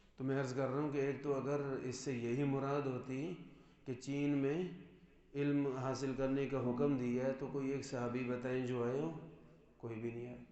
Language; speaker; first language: Urdu; non-native, local second language; Punjabi